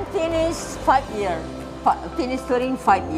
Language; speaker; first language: English; non-native, learner; Thai